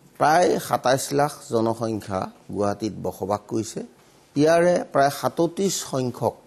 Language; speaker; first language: Assamese; native; Assamese